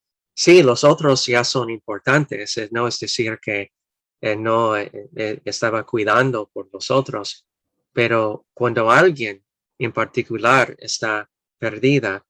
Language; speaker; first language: Spanish; non-native, fluent; English